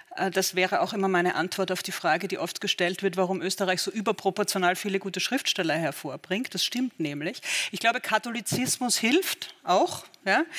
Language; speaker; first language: German; native; German